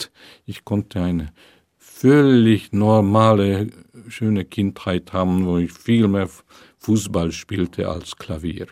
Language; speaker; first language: German; non-native, fluent; Hungarian